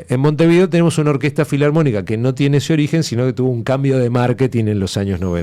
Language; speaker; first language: Spanish; native; Spanish